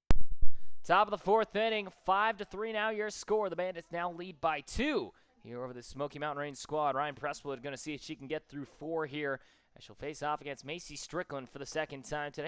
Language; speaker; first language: English; native; English